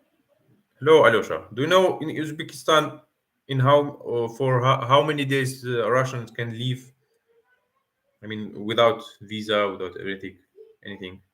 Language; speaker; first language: English; non-native, fluent; Arabic